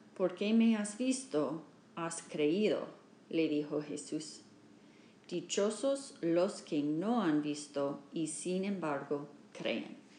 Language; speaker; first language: Spanish; non-native, learner; English